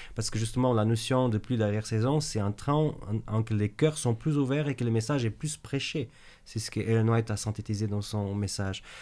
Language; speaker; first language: French; native; French